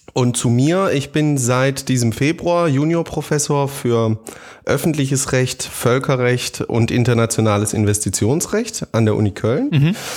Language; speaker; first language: German; native; German